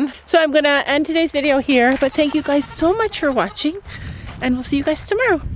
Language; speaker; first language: English; native; English